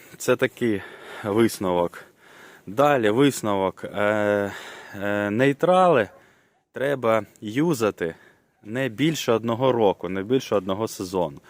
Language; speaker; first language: Ukrainian; non-native, local second language; Russian